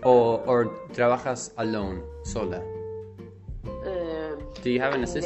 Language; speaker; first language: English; non-native, fluent; Spanish